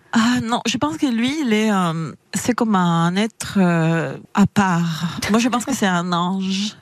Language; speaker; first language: French; non-native, fluent; Spanish